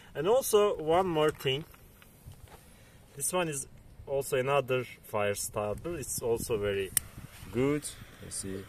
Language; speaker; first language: English; non-native, learner; Turkish